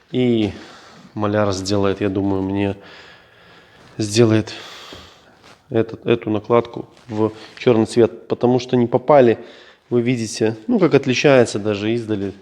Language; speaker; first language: Russian; native; Russian